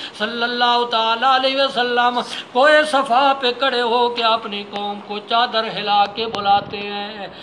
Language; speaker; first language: Urdu; non-native, local second language; Punjabi